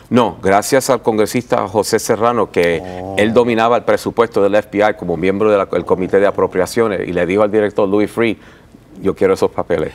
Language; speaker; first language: Spanish; early bilingual, heritage; Spanish